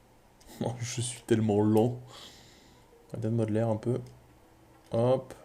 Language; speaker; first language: French; native; French